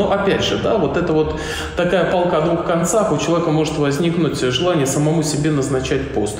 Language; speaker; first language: Russian; native; Russian